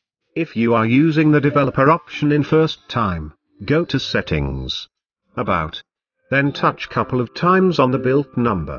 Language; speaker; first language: English; non-native, fluent; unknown